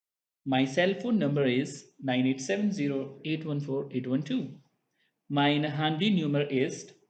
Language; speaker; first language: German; non-native, fluent; Hindi